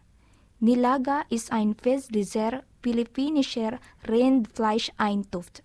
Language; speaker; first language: German; non-native, learner; Filipino